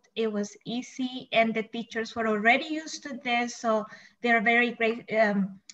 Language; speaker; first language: English; non-native, fluent; Spanish